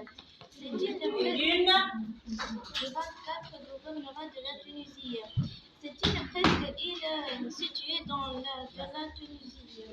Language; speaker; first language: French; non-native, learner; Arabic